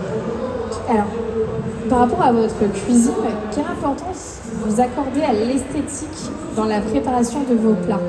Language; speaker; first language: French; native; French